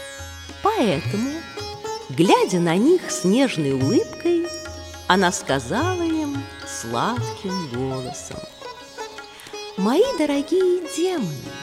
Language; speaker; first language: Russian; native; Russian